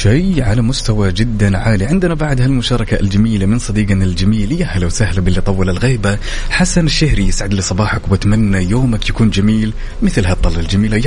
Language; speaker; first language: Arabic; native; Arabic